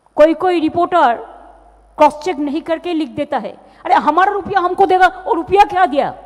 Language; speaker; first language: Hindi; non-native, local second language; Bangla